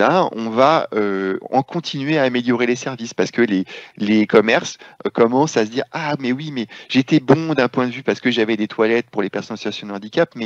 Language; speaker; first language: French; native; French